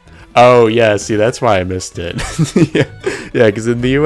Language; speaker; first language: English; native; English